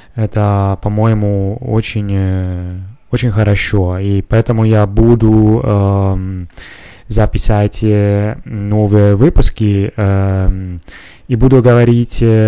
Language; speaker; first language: Russian; non-native, fluent; Italian